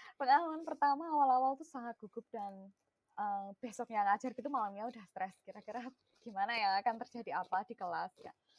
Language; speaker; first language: Indonesian; non-native, local second language; Javanese